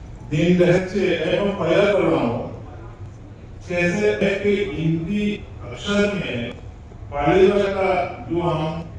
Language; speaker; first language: Hindi; non-native, learner; Bangla